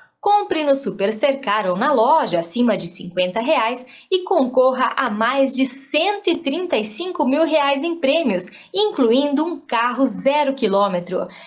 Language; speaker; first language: Portuguese; native; Portuguese